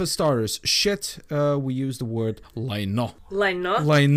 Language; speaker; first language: English; non-native, fluent; Bulgarian